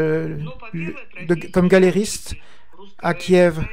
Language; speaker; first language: French; non-native, fluent; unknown